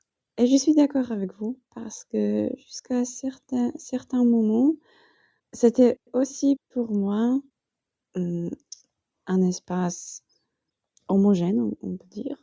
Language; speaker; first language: French; non-native, fluent; Polish